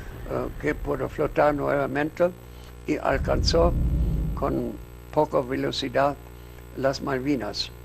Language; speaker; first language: Spanish; non-native, fluent; German